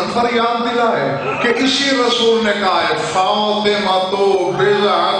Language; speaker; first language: Urdu; non-native, local second language; Saraiki